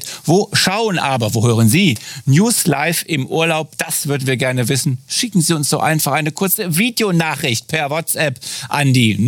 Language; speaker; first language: German; native; German